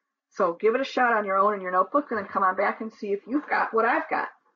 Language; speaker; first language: English; native; English